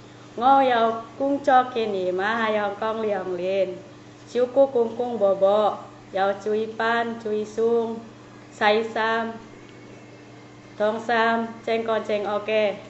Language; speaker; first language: Cantonese; non-native, learner; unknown